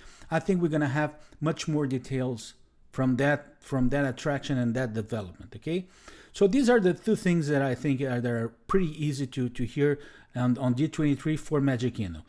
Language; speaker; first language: English; non-native, fluent; Portuguese